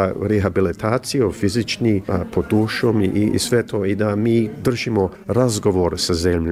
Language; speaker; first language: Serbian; early bilingual, heritage; English